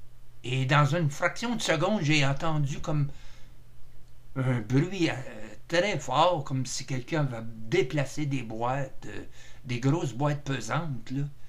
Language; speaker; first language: French; native; French